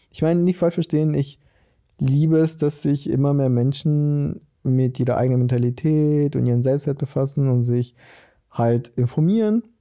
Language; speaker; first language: German; early bilingual, other home language; Portuguese